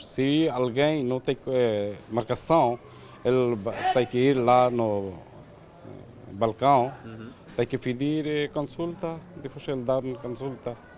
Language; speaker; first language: Portuguese; non-native, learner; Bangla